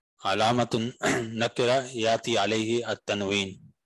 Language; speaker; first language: Arabic; non-native, fluent; Urdu